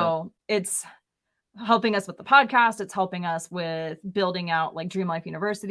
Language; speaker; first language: English; native; English